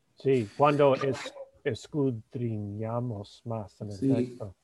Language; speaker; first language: Spanish; non-native, fluent; English